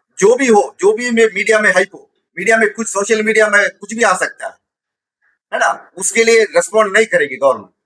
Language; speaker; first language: Hindi; non-native, local second language; Tamil